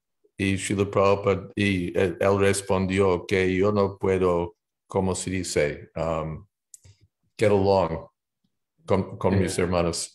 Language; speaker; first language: Spanish; non-native, learner; English